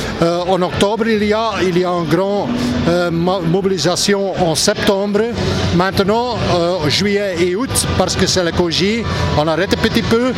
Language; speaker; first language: French; non-native, local second language; Dutch